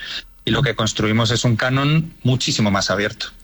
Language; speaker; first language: Spanish; native; Spanish